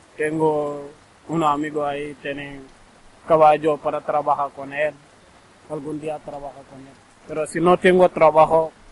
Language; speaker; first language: Spanish; non-native, learner; Wolof